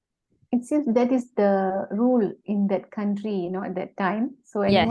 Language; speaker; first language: English; non-native, local second language; Malay